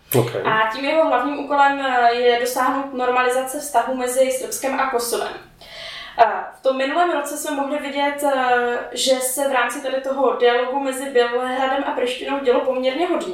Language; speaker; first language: Czech; native; Czech